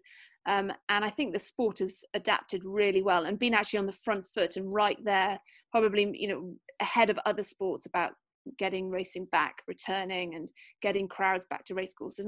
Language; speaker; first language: English; native; English